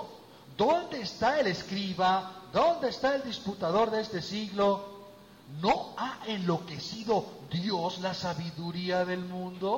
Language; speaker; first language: Spanish; native; Spanish